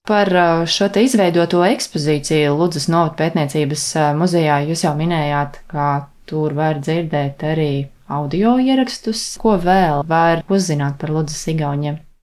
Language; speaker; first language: Latvian; native; Latvian